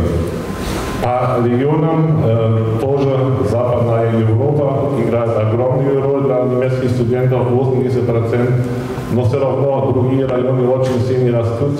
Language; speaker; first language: Russian; non-native, fluent; German